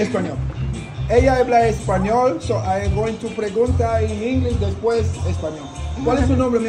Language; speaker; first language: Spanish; non-native, learner; English